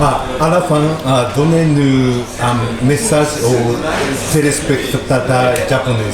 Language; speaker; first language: French; non-native, learner; Japanese